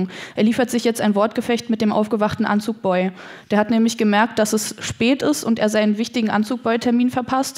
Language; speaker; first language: German; native; German